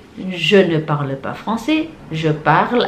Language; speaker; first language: French; non-native, fluent; Indonesian